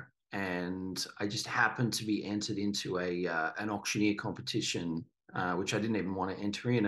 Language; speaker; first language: English; native; English